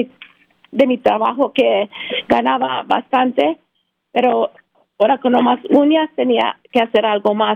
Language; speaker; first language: Spanish; early bilingual, heritage; Spanish